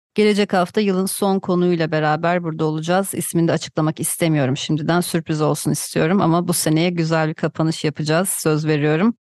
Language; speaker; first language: Turkish; native; Turkish